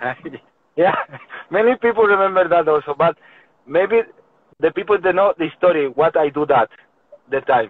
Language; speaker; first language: English; non-native, learner; Spanish